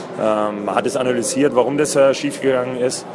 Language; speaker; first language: German; native; German